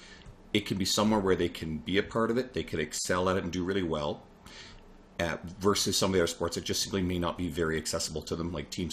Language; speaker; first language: English; native; English